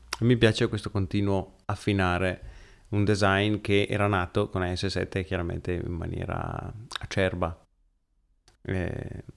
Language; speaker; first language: Italian; native; Italian